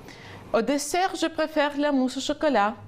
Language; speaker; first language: French; non-native, fluent; Ukrainian